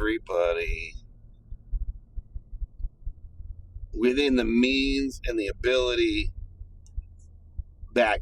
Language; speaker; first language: English; native; English